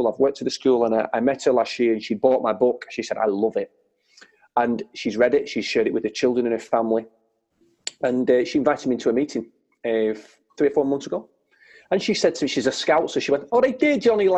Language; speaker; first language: English; native; English